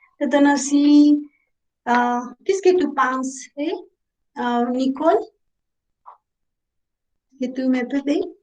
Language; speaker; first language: French; non-native, learner; Spanish